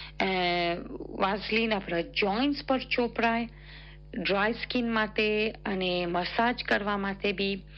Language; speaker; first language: Gujarati; early bilingual, heritage; Gujarati